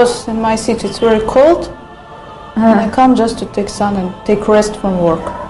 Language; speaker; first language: English; non-native, learner; Russian